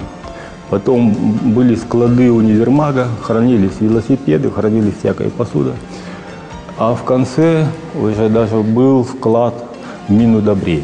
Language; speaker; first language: Russian; native; Russian